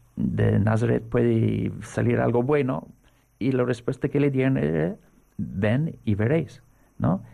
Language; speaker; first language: Spanish; non-native, fluent; English